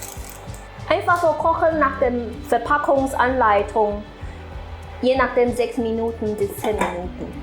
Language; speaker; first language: German; non-native, fluent; Chinese